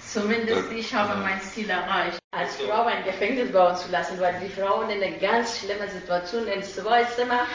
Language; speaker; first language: German; non-native, fluent; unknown